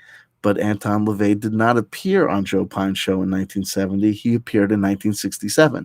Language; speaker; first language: English; native; English